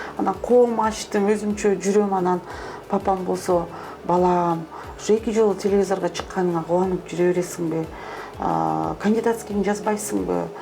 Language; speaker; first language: Kyrgyz; non-native, local second language; Russian